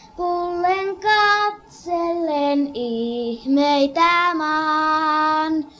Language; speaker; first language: Finnish; native; Finnish